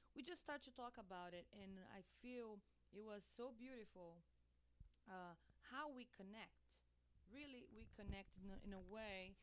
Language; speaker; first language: English; non-native, learner; Portuguese